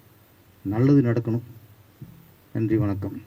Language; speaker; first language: Tamil; native; Tamil